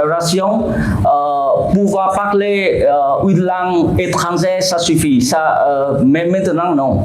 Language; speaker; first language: French; non-native, fluent; Vietnamese